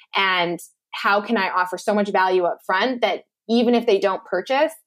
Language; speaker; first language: English; native; English